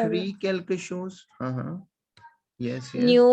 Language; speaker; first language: French; non-native, learner; Hindi